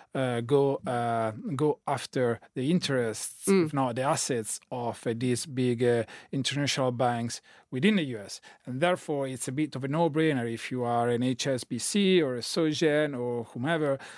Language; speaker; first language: English; non-native, fluent; Italian